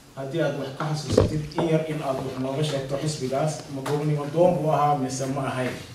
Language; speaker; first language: Somali; native; Somali